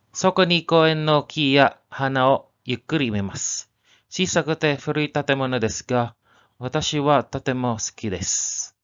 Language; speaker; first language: Japanese; non-native, learner; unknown